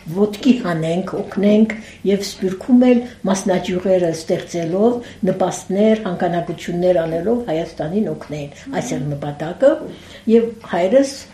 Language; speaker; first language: Armenian; early bilingual, heritage; Armenian